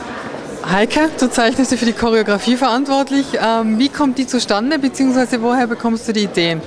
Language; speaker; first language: German; native; German